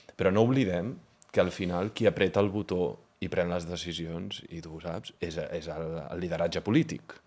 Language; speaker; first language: Catalan; early bilingual, other home language; Hebrew